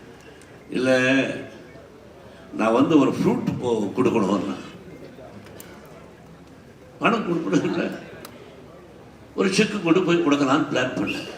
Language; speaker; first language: Tamil; non-native, learner; Telugu